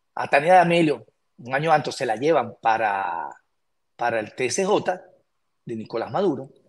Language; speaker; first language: Spanish; native; Spanish